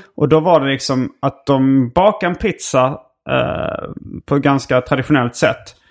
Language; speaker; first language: Swedish; native; Swedish